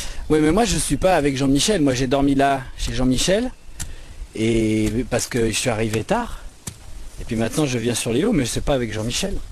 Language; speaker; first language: French; native; French